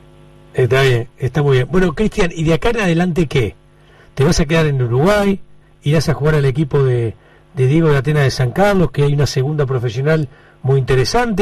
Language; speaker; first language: Spanish; native; Spanish